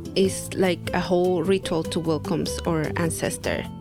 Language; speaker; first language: English; non-native, fluent; Spanish